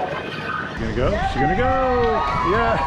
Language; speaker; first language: English; native; English